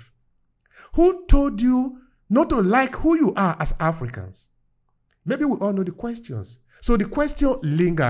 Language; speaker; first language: English; non-native, local second language; Esan